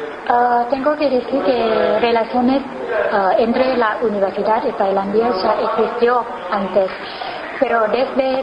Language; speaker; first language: Spanish; non-native, learner; Thai